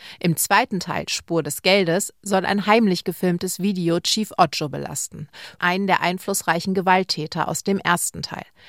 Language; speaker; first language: German; native; German